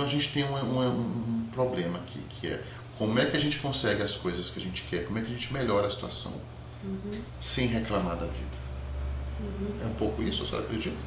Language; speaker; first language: Portuguese; native; Portuguese